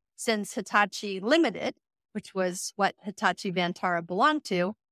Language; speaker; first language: English; native; English